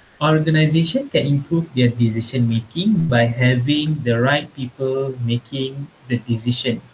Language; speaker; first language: English; non-native, local second language; Malay